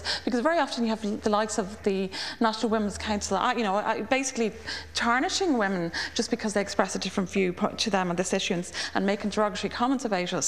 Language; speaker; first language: English; native; English